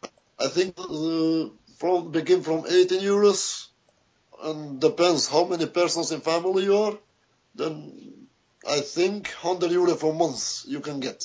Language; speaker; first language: English; non-native, learner; Albanian